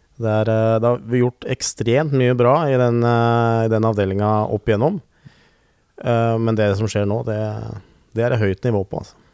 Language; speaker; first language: Norwegian; native; Norwegian